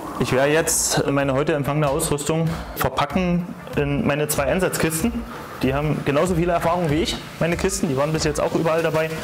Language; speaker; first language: German; native; German